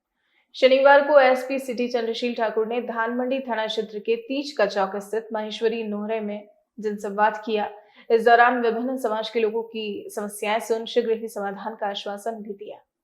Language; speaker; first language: Hindi; native; Hindi